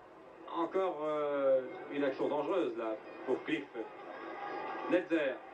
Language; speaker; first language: French; native; French